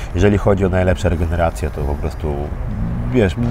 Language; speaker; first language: Polish; early bilingual, other home language; Armenian